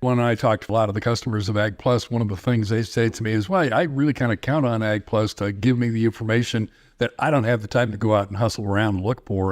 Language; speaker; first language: English; native; English